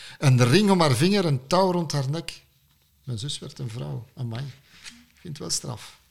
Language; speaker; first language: Dutch; native; Dutch